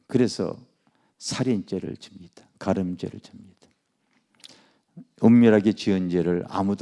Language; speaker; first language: Korean; native; Korean